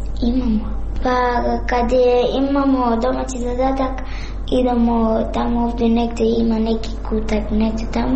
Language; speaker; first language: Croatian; non-native, learner; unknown